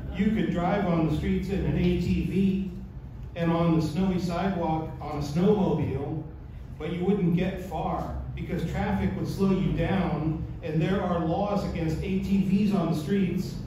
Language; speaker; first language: English; native; English